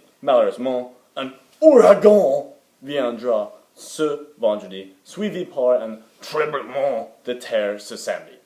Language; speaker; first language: French; non-native, learner; English